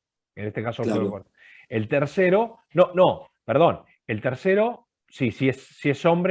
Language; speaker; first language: Spanish; native; Spanish